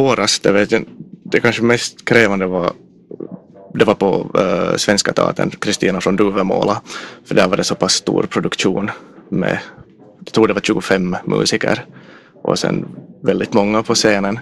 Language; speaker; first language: Swedish; native; Swedish